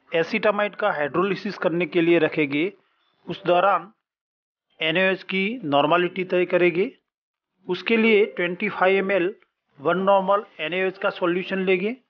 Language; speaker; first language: Hindi; non-native, local second language; Marathi